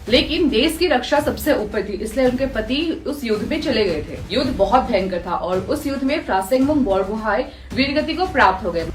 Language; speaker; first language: Hindi; non-native, local second language; Assamese